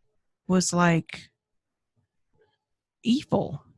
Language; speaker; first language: English; native; English